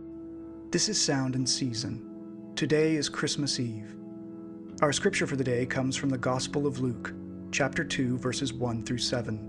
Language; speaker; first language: English; native; English